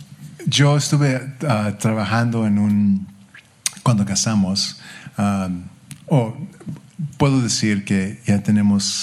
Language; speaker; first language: Spanish; early bilingual, heritage; English